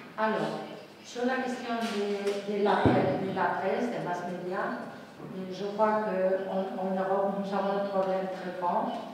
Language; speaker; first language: French; non-native, fluent; Spanish